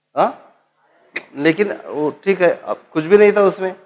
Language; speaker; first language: Hindi; non-native, local second language; Marathi